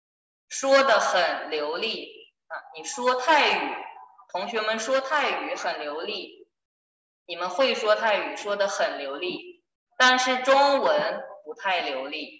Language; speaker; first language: Chinese; non-native, fluent; Thai